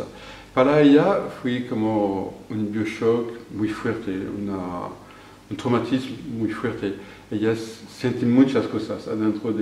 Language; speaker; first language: Spanish; non-native, fluent; French